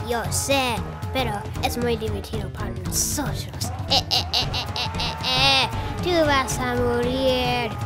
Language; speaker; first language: Spanish; non-native, learner; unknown